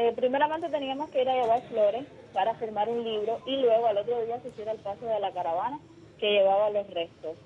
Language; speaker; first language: Spanish; native; Spanish